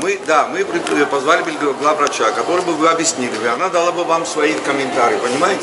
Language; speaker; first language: Russian; non-native, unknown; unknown